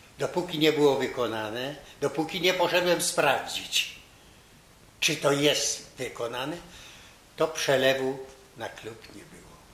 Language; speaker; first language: Polish; native; Polish